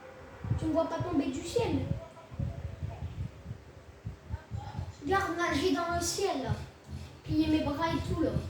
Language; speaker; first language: French; native; French